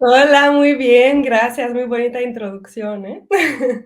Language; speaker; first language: Spanish; early bilingual, heritage; French